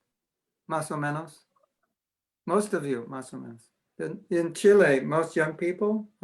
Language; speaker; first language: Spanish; non-native, learner; English